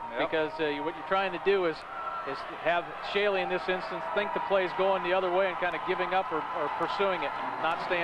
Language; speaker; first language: English; native; English